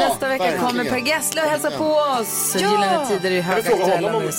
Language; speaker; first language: Swedish; native; Swedish